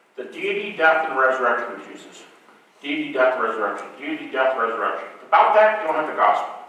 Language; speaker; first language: English; native; English